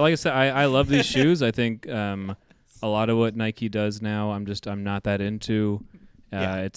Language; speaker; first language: English; native; English